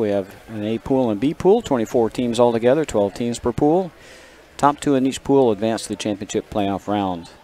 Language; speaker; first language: English; native; English